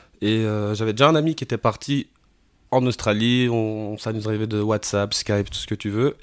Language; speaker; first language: French; native; French